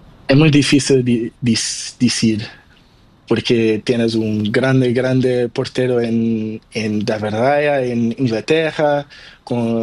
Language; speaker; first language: Spanish; non-native, learner; Portuguese